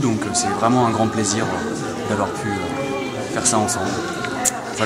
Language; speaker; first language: French; native; French